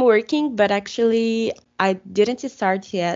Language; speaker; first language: English; non-native, fluent; Portuguese